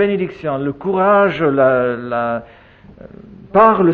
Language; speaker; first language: French; native; French